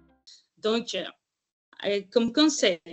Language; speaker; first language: French; non-native, fluent; Spanish